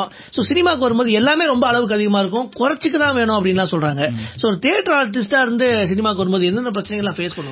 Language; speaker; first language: Tamil; native; Tamil